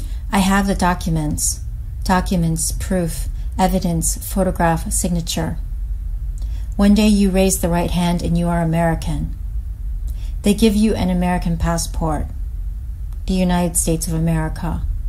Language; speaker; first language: English; native; English